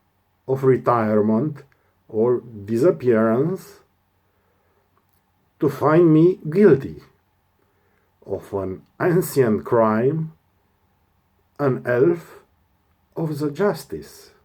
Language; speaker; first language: English; non-native, learner; Romanian